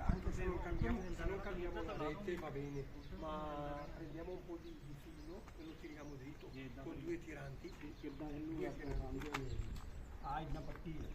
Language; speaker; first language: Italian; non-native, fluent; Punjabi